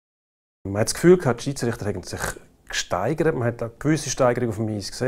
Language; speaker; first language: German; native; German